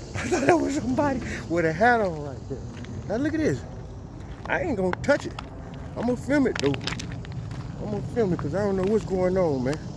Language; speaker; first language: English; native; English